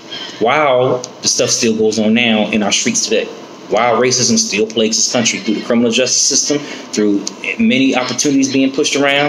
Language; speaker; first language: English; native; English